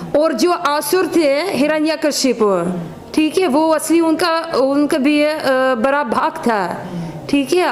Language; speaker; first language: Hindi; non-native, fluent; Ukrainian